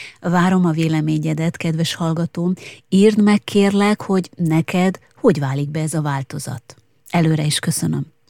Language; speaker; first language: Hungarian; native; Hungarian